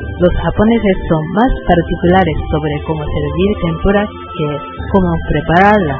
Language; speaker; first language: Spanish; non-native, learner; Japanese